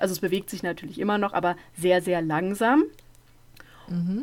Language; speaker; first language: German; native; German